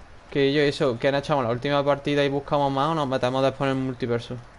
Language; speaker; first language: Spanish; native; Spanish